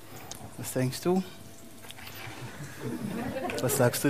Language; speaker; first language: German; non-native, fluent; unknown